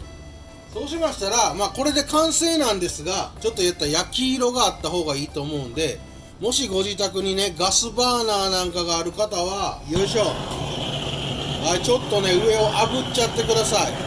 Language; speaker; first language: Japanese; native; Japanese